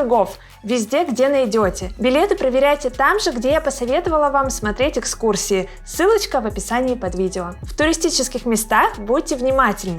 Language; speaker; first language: Russian; native; Russian